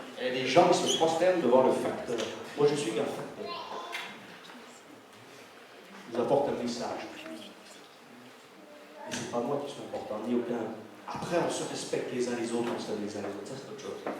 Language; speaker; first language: French; native; French